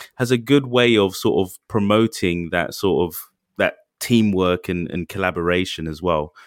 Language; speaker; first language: English; native; English